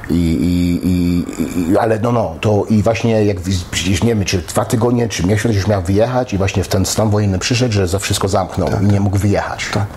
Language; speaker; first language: Polish; early bilingual, heritage; Polish